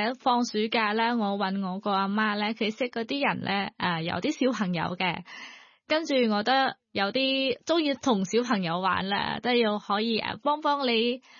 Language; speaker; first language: Cantonese; non-native, learner; Thai